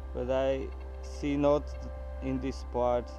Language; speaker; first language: English; non-native, learner; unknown